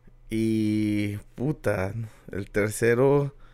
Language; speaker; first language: Spanish; native; Spanish